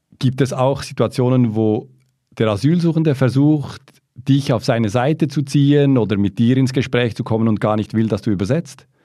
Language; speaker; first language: German; native; German